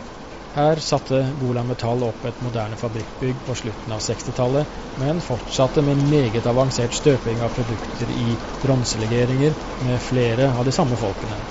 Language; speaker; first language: Norwegian; native; Norwegian